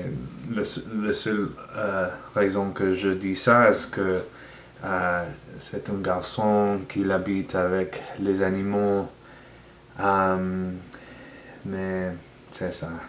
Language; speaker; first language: French; non-native, learner; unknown